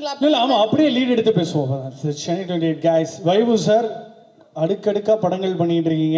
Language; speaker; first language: Tamil; native; Tamil